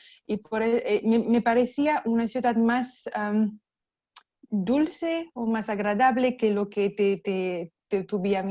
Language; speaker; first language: Spanish; non-native, fluent; French